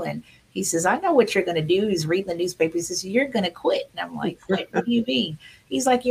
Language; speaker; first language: English; native; English